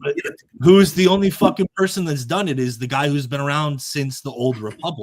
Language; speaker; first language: English; native; English